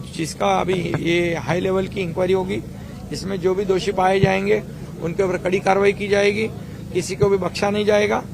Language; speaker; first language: Hindi; non-native, local second language; Marathi